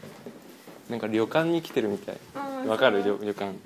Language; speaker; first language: Japanese; native; Japanese